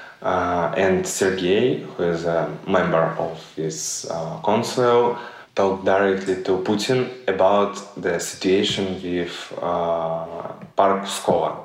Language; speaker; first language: English; non-native, learner; Russian